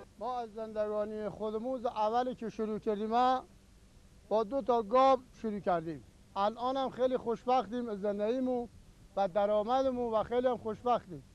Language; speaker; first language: Persian; non-native, local second language; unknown